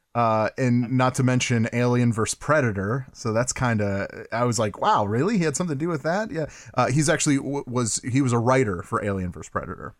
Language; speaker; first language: English; native; English